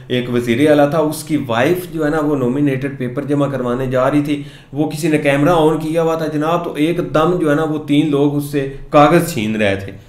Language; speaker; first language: Urdu; non-native, local second language; Punjabi